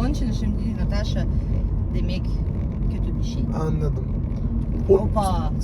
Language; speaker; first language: Turkish; non-native, learner; Russian